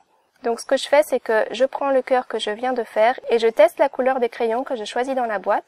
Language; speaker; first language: French; native; French